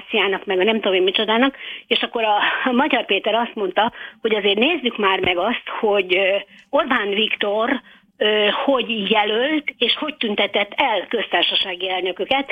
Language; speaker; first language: Hungarian; native; Hungarian